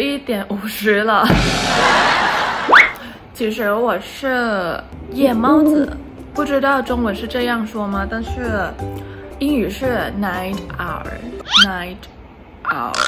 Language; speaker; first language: Chinese; non-native, fluent; Thai